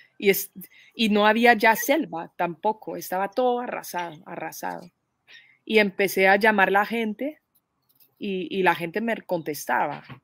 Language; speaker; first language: Spanish; non-native, fluent; Dutch